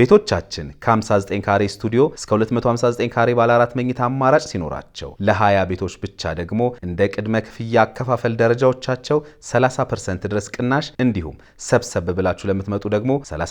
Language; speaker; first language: Amharic; native; Amharic